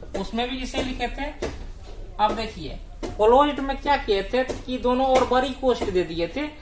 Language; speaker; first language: Hindi; native; Hindi